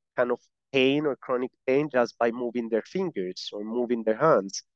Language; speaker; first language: English; non-native, fluent; Spanish